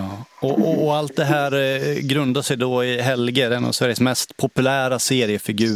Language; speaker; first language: Swedish; native; Swedish